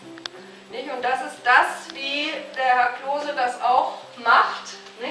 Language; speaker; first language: German; native; German